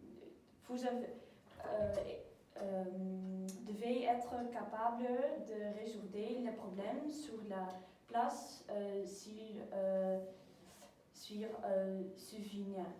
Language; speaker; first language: French; non-native, learner; Dutch